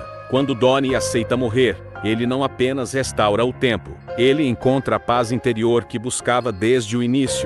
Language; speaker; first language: Portuguese; native; Portuguese